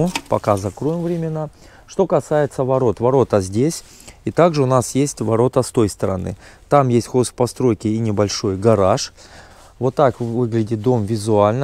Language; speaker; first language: Russian; native; Russian